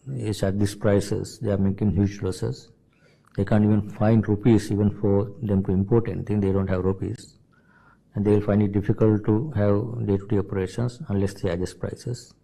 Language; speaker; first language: English; non-native, local second language; Sinhala